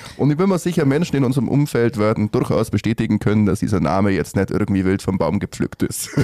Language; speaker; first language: German; native; German